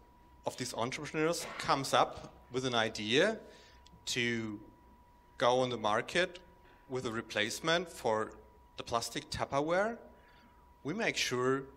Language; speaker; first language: English; non-native, fluent; German